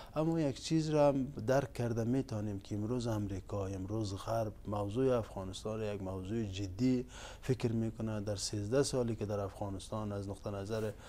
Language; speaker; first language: Persian; non-native, local second language; Uzbek